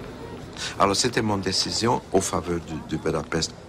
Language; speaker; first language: French; non-native, fluent; Hungarian